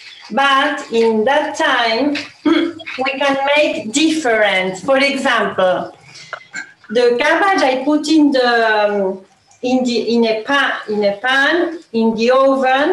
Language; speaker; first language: English; non-native, learner; Spanish